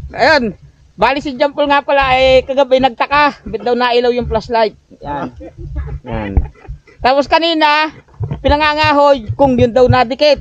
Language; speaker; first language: Filipino; native; Filipino